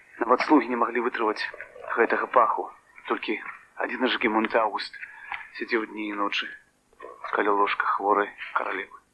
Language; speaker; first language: Belarusian; native; Belarusian